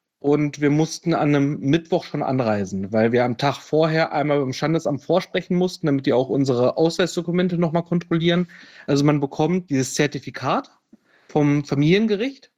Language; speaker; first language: German; native; German